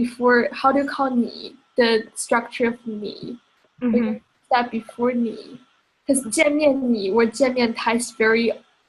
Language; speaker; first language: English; non-native, fluent; Chinese